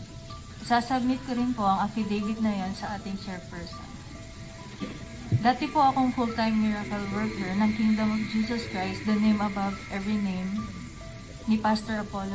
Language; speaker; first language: Filipino; native; Filipino